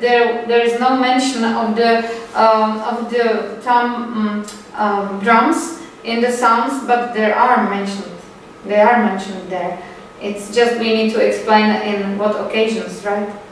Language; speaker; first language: English; non-native, fluent; Czech